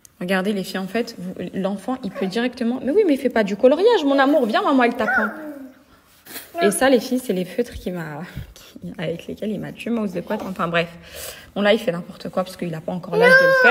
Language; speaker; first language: French; native; French